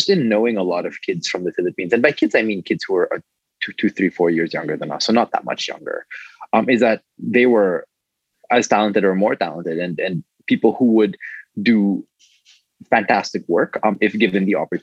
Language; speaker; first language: English; non-native, local second language; Filipino